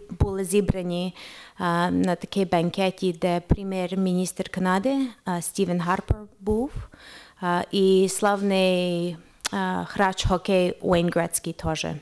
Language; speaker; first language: Ukrainian; early bilingual, heritage; Ukrainian